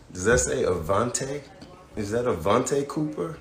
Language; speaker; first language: English; native; English